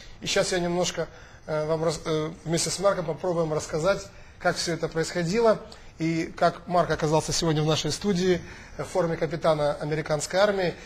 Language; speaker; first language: Russian; native; Russian